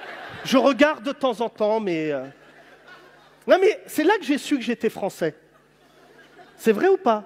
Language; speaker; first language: French; native; French